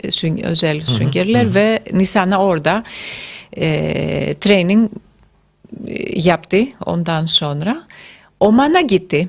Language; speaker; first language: Turkish; non-native, fluent; Greek